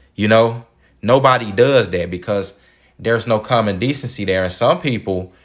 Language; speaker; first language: English; native; English